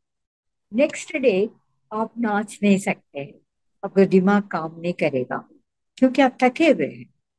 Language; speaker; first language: Hindi; non-native, local second language; Tamil